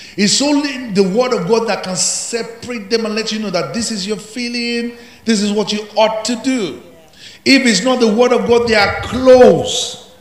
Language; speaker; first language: English; non-native, local second language; Yoruba